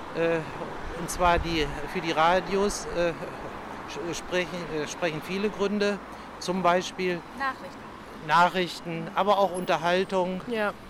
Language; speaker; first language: German; native; German